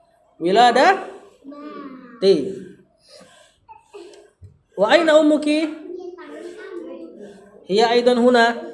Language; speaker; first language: Arabic; non-native, fluent; Indonesian